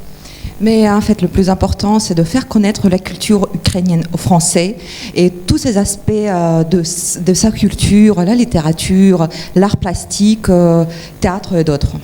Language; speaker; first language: French; non-native, fluent; Ukrainian